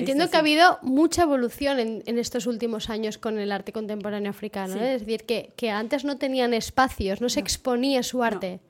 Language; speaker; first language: Spanish; non-native, local second language; Catalan